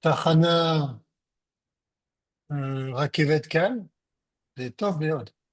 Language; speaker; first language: Hebrew; non-native, learner; French